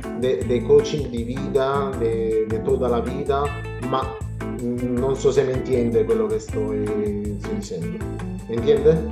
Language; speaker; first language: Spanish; non-native, learner; Italian